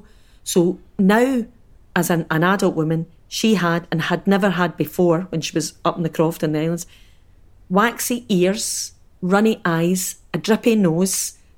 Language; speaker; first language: English; native; English